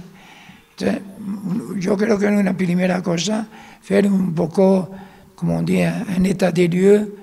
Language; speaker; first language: Spanish; non-native, fluent; Arabic